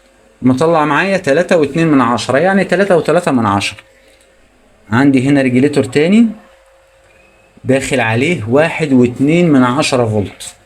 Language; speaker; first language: Arabic; native; Arabic